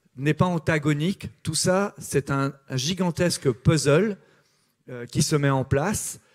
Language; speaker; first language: French; native; French